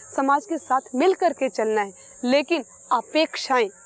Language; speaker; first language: Hindi; native; Hindi